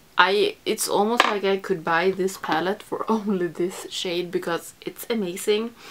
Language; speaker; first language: English; non-native, fluent; Swedish